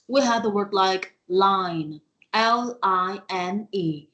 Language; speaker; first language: English; non-native, fluent; Vietnamese